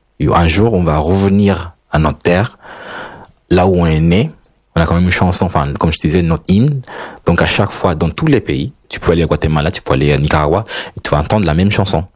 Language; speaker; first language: French; non-native, fluent; Spanish